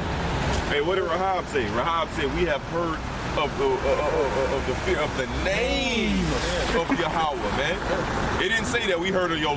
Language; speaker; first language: English; native; English